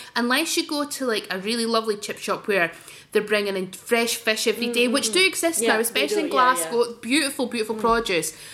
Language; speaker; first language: English; native; English